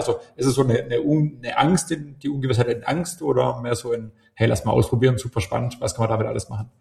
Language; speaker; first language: German; native; German